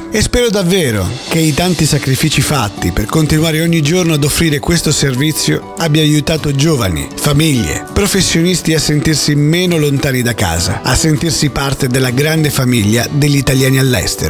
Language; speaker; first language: Italian; native; Italian